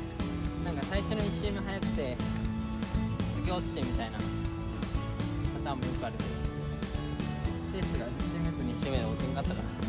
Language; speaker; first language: Japanese; native; Japanese